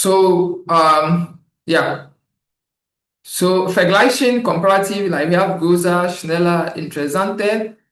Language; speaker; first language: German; non-native, learner; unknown